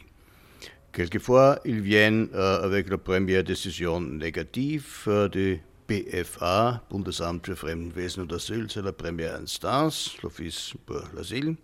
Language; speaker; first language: French; non-native, fluent; German